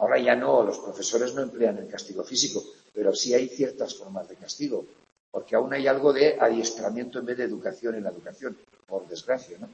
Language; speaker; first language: Spanish; native; Spanish